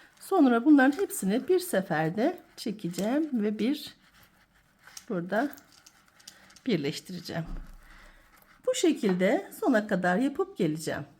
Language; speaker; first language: Turkish; native; Turkish